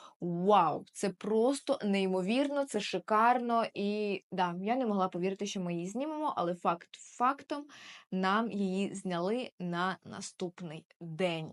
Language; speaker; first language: Ukrainian; native; Ukrainian